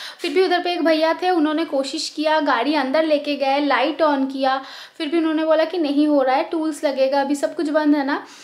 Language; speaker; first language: Hindi; non-native, local second language; Bangla